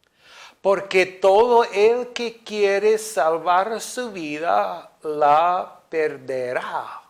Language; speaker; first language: Spanish; non-native, fluent; English